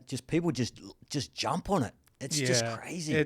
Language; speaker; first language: English; native; English